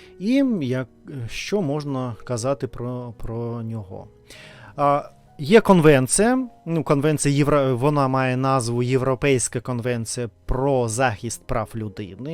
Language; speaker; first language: Ukrainian; non-native, learner; Russian